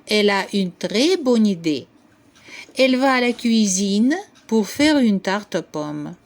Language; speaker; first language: French; non-native, fluent; Ukrainian